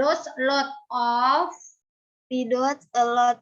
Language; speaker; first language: English; non-native, learner; Indonesian